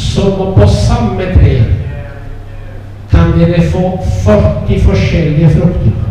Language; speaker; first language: Norwegian; non-native, fluent; Italian